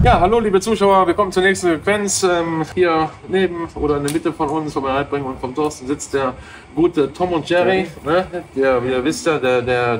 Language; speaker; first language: German; native; German